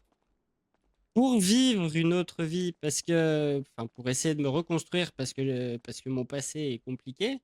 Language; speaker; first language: French; native; French